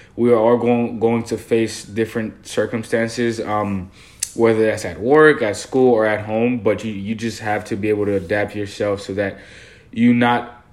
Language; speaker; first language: English; early bilingual, other home language; Haitian Creole